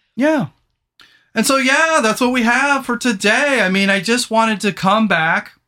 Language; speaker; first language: English; native; English